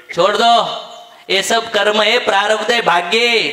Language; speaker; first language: Hindi; non-native, local second language; Marathi